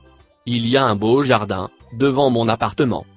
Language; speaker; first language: French; non-native, learner; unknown